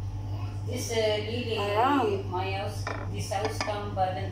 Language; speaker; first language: English; non-native, learner; Arabic